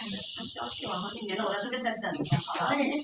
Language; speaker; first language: Chinese; native; Chinese